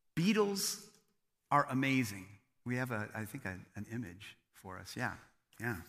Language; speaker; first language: English; native; English